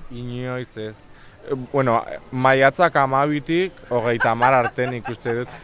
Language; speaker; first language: Basque; non-native, local second language; Spanish